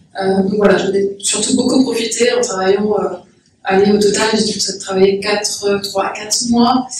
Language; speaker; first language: French; native; French